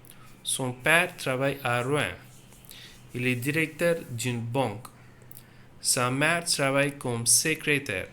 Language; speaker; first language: French; non-native, fluent; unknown